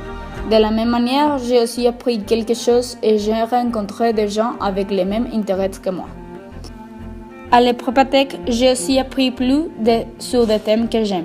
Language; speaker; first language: French; non-native, fluent; Spanish